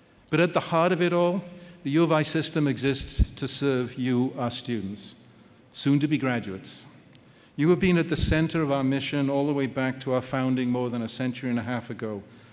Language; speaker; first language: English; native; English